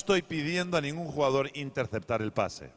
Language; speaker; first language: Spanish; native; Spanish